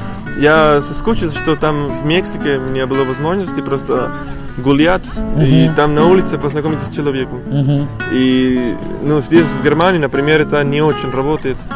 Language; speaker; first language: Russian; non-native, learner; Spanish